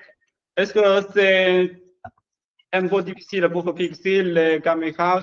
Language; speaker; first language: French; non-native, learner; Chinese